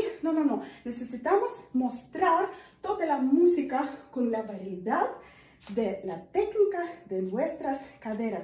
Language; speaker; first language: Spanish; non-native, learner; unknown